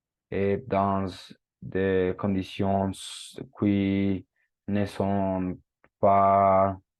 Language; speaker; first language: French; non-native, learner; Spanish